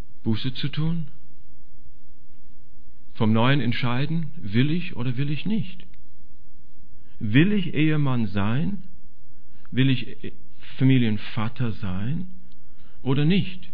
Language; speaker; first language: German; non-native, fluent; English